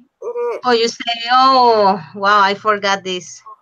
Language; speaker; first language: English; non-native, fluent; Spanish